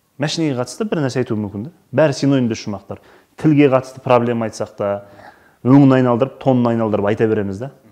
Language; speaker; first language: Kazakh; native; Kazakh